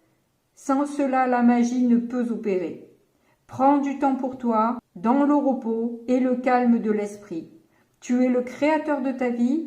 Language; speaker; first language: French; native; French